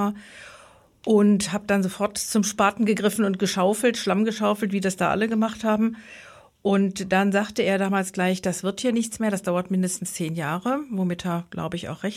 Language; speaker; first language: German; native; German